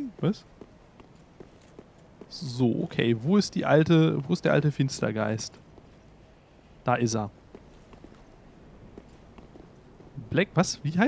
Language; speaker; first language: German; native; German